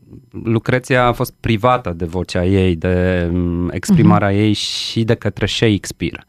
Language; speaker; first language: Romanian; non-native, fluent; Polish